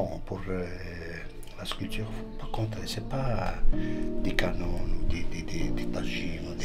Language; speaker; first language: French; non-native, local second language; Arabic